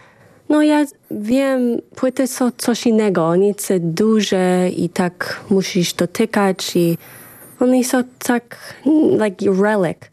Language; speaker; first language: Polish; early bilingual, heritage; English